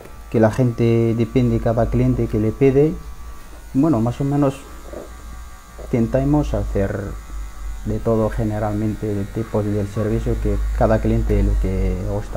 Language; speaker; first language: Spanish; non-native, learner; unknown